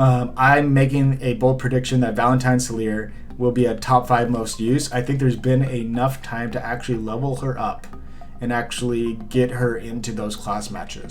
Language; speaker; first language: English; native; English